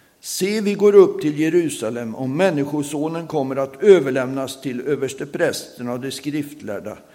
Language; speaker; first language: Swedish; native; Swedish